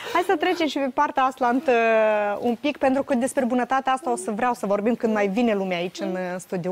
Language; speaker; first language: Romanian; native; Romanian